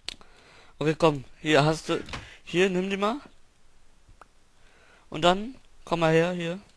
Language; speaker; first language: German; native; German